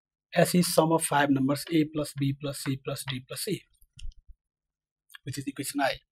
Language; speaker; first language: English; non-native, local second language; Nepali